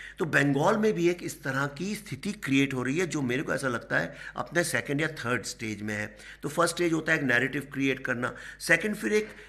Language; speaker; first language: Hindi; native; Hindi